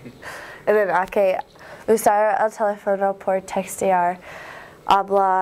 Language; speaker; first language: Spanish; non-native, learner; English